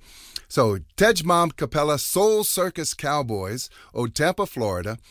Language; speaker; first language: Czech; non-native, learner; English